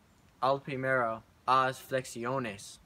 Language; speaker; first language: Spanish; non-native, learner; English